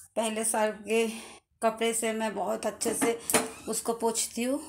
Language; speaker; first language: Hindi; non-native, local second language; Bangla